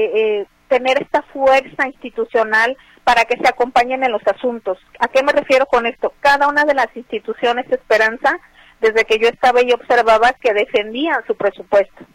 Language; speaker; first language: Spanish; native; Spanish